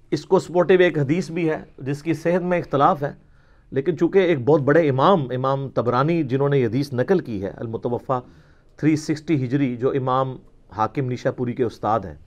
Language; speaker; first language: Urdu; non-native, local second language; Punjabi